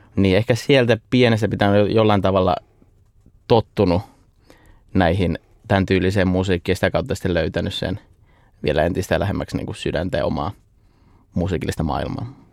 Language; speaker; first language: Finnish; native; Finnish